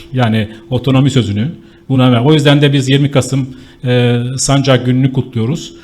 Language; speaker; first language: Turkish; native; Turkish